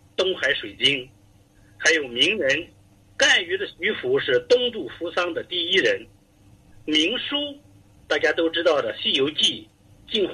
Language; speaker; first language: Chinese; native; Chinese